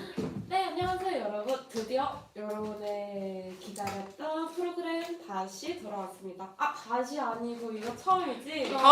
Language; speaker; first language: Korean; non-native, fluent; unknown